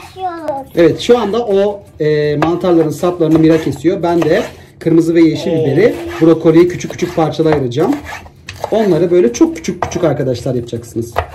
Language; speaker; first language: Turkish; native; Turkish